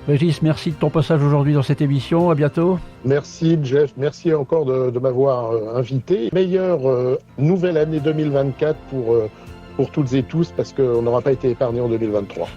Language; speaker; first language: French; native; French